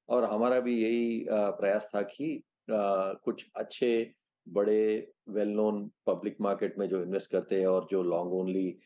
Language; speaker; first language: Hindi; non-native, local second language; Telugu